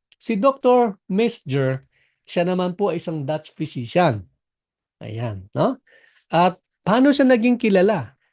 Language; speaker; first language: Filipino; non-native, local second language; Cebuano